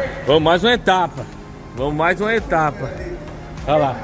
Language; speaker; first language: Portuguese; native; Portuguese